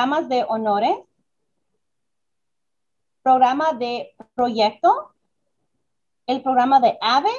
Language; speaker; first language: Spanish; early bilingual, other home language; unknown